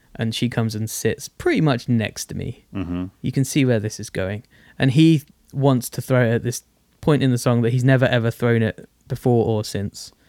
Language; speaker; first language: English; native; English